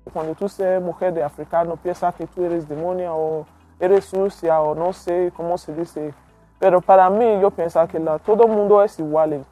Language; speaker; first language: Spanish; non-native, learner; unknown